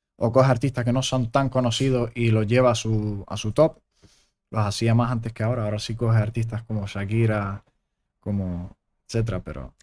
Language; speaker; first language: Spanish; early bilingual, other home language; German